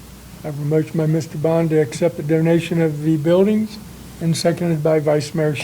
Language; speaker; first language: English; native; English